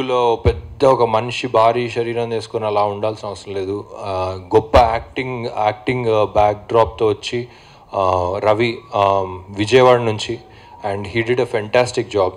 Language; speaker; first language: Telugu; native; Telugu